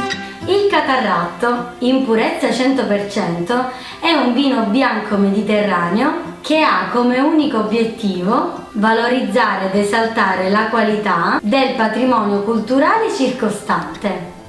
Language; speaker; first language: Italian; native; Italian